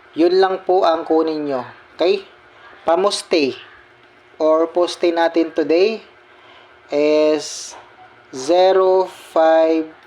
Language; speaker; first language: Filipino; non-native, local second language; Cebuano